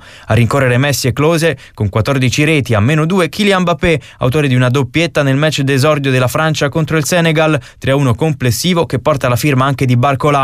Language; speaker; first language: Italian; native; Italian